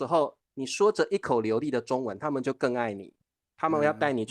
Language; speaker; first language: Chinese; native; Chinese